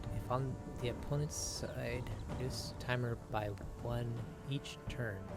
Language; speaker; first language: English; native; English